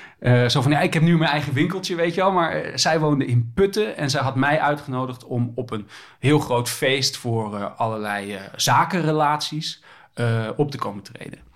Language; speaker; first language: Dutch; native; Dutch